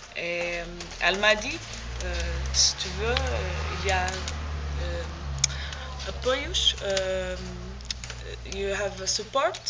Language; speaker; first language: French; non-native, learner; Portuguese